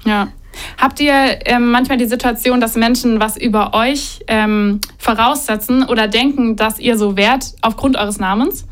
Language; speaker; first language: German; native; German